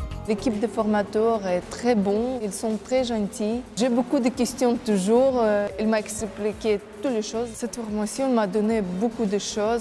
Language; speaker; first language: French; non-native, learner; Russian